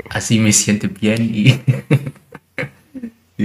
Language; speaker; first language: Spanish; non-native, learner; German